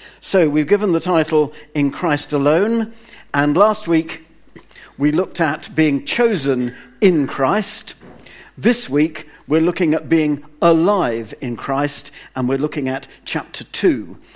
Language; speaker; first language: English; native; English